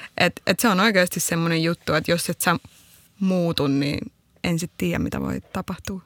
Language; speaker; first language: Finnish; early bilingual, other home language; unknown